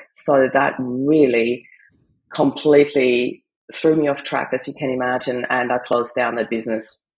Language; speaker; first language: English; non-native, fluent; German